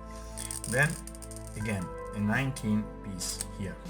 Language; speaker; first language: English; non-native, fluent; Italian